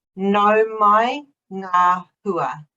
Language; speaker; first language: Māori; non-native, fluent; English